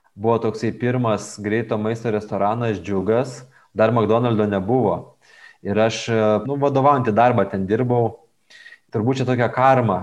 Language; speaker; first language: Lithuanian; native; Lithuanian